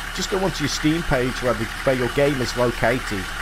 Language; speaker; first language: English; native; English